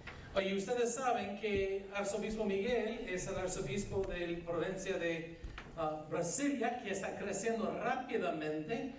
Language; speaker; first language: Spanish; non-native, fluent; English